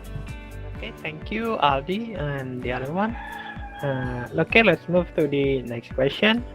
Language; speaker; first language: English; non-native, learner; Indonesian